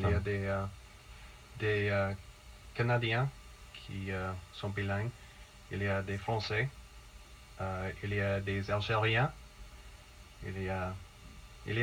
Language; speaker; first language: French; non-native, fluent; English